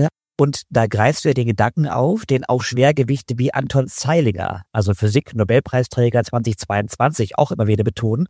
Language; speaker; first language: German; native; German